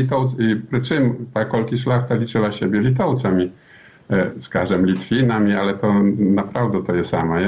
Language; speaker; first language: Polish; non-native, learner; Belarusian